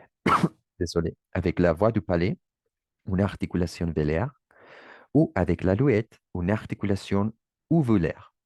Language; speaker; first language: French; non-native, learner; Spanish